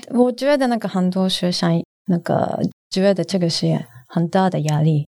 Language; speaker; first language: Chinese; non-native, learner; Japanese